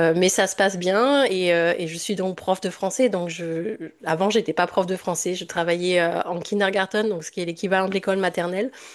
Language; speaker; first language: French; native; French